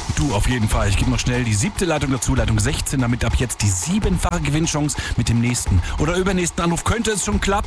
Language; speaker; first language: German; native; German